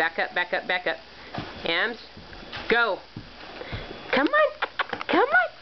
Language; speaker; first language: English; native; English